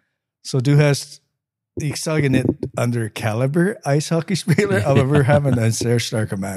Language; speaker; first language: German; non-native, learner; English